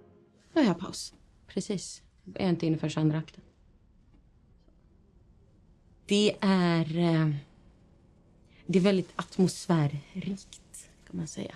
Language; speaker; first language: Swedish; native; Swedish